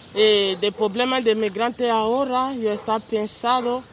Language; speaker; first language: Spanish; non-native, learner; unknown